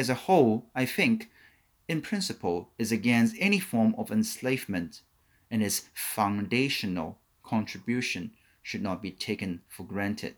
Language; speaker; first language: English; non-native, local second language; Cantonese